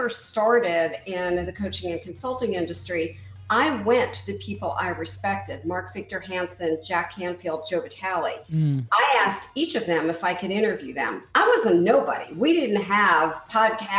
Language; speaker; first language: English; native; English